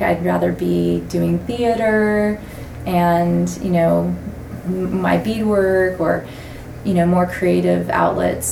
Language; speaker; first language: English; native; English